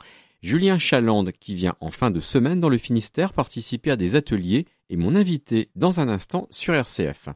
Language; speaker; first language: French; native; French